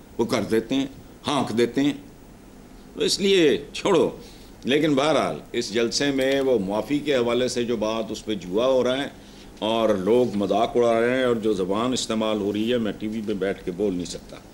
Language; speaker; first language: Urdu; non-native, local second language; Punjabi